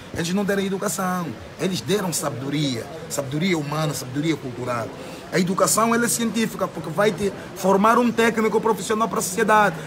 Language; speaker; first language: Portuguese; native; Portuguese